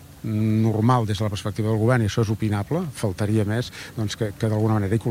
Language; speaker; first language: Catalan; native; Catalan